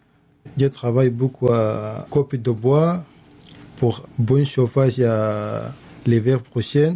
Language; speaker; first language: French; non-native, learner; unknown